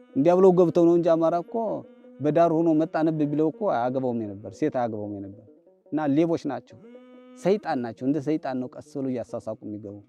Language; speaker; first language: Amharic; native; Amharic